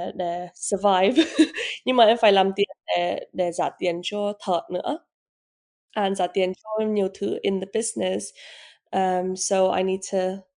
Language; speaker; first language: Vietnamese; early bilingual, heritage; Vietnamese